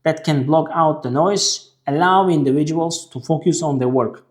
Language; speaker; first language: English; non-native, fluent; Uzbek